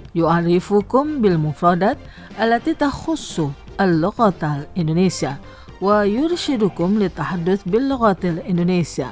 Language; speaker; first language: Arabic; non-native, fluent; Indonesian